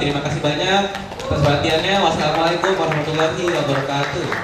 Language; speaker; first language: Indonesian; native; Indonesian